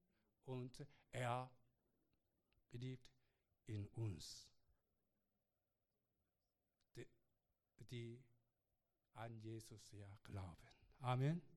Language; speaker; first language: German; non-native, learner; Korean